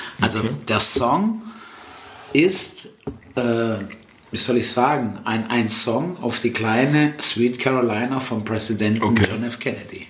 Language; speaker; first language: German; early bilingual, other home language; Italian